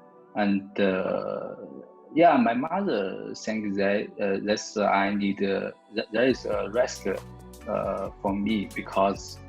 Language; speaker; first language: English; non-native, learner; Chinese